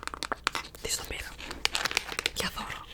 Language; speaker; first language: Greek; early bilingual, heritage; English